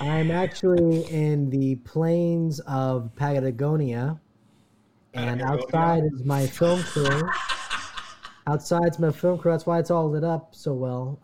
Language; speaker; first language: English; native; English